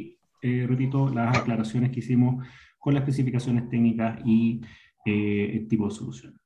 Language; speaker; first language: Spanish; native; Spanish